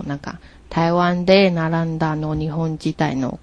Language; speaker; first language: Japanese; non-native, learner; Chinese